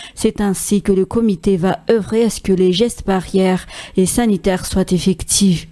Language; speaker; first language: French; non-native, local second language; Malagasy